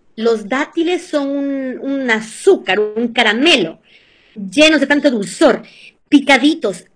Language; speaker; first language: Spanish; early bilingual, heritage; Spanish